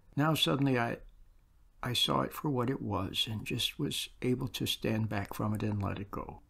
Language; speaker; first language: English; native; English